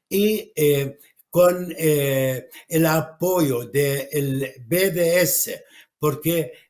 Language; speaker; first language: Spanish; non-native, fluent; Arabic